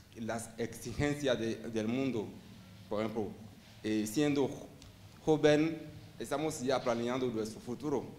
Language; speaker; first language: Spanish; non-native, fluent; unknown